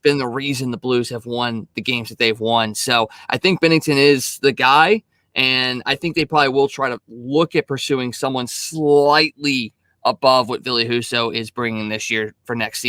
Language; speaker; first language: English; native; English